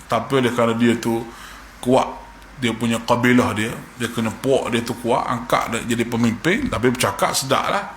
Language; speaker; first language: Malay; native; Malay